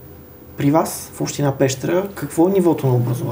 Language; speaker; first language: Bulgarian; native; Bulgarian